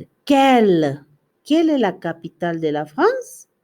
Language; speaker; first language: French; non-native, fluent; Spanish